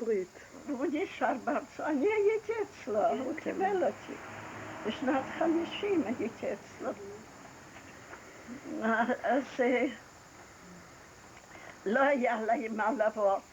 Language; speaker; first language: Hebrew; non-native, fluent; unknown